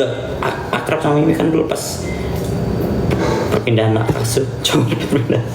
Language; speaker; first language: Indonesian; native; Indonesian